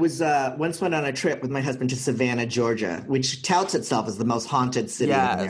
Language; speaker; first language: English; native; English